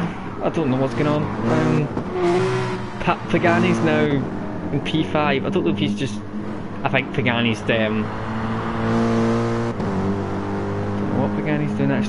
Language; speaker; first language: English; native; English